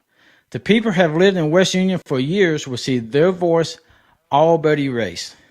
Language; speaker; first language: English; native; English